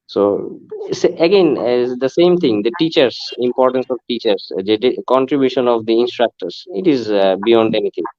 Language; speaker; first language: English; non-native, local second language; Bangla